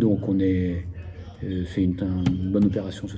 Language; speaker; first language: French; native; French